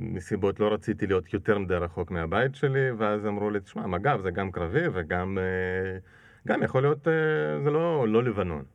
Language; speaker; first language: Hebrew; non-native, fluent; Russian